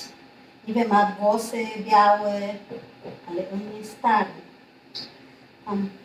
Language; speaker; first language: Polish; non-native, learner; Filipino